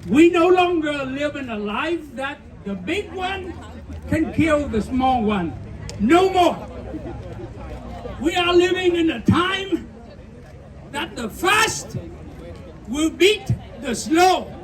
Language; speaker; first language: English; non-native, fluent; Vietnamese